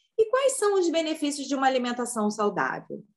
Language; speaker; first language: Portuguese; native; Portuguese